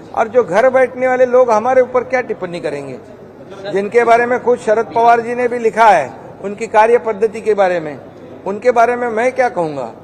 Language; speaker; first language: Hindi; non-native, local second language; Marathi